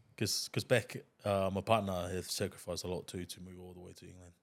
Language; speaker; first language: English; non-native, fluent; Tongan